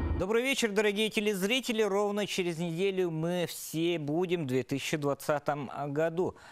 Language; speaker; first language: Russian; non-native, local second language; Yakut